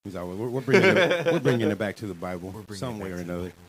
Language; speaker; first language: English; early bilingual, other home language; Spanish